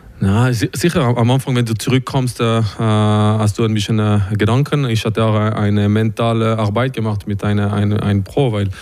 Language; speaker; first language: German; non-native, local second language; French